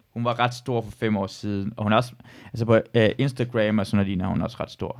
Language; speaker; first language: Danish; early bilingual, other home language; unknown